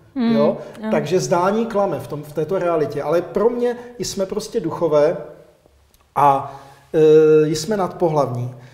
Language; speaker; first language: Czech; native; Czech